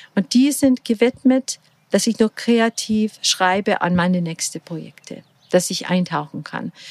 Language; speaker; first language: German; non-native, fluent; English